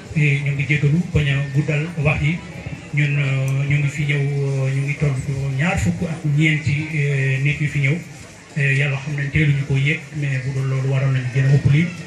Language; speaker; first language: Wolof; non-native, fluent; Fula